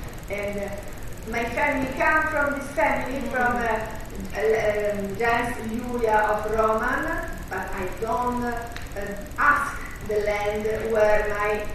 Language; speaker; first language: English; non-native, learner; Italian